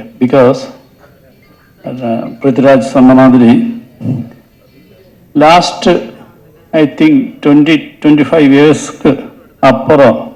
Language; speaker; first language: Tamil; non-native, learner; Malayalam